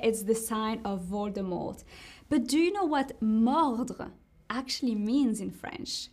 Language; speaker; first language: English; non-native, fluent; French